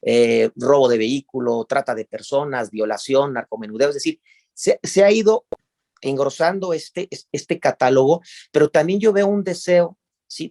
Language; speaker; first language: Spanish; native; Spanish